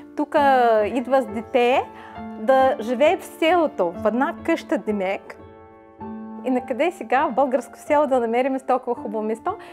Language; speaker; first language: Bulgarian; early bilingual, heritage; Bulgarian